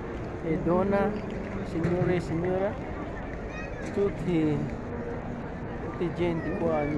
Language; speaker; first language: Italian; non-native, learner; Filipino